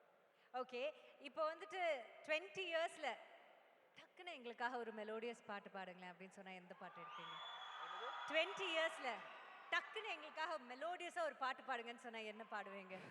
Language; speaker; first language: Tamil; native; Tamil